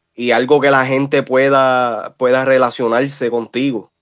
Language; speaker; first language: Spanish; native; Spanish